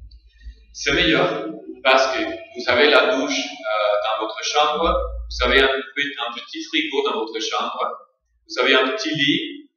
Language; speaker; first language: French; non-native, fluent; Spanish